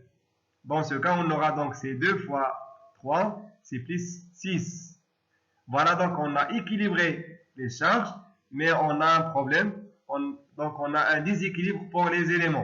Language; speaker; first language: French; non-native, local second language; Arabic